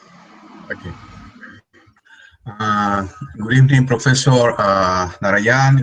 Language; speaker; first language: English; non-native, fluent; Spanish